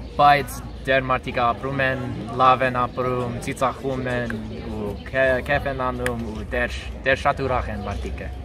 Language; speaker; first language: Armenian; non-native, learner; English